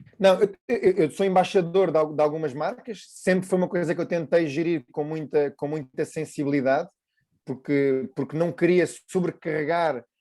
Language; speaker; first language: Portuguese; native; Portuguese